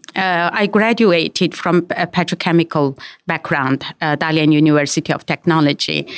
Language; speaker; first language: English; non-native, fluent; Chinese